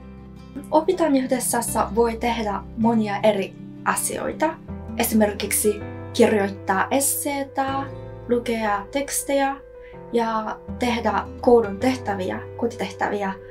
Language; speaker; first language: Finnish; non-native, learner; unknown